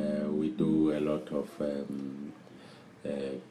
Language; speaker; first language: English; non-native, local second language; Zulu